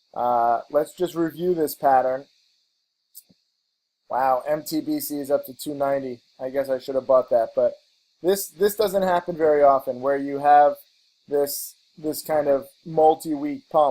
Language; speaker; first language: English; native; English